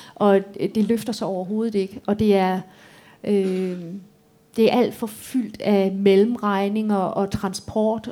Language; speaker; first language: Danish; native; Danish